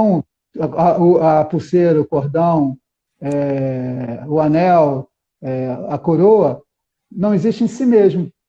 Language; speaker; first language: Portuguese; native; Portuguese